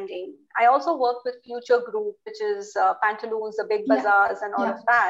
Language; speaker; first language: English; non-native, local second language; Hindi